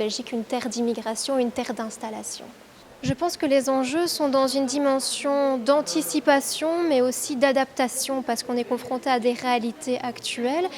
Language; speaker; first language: French; native; French